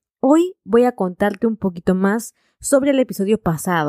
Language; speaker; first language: Spanish; native; Spanish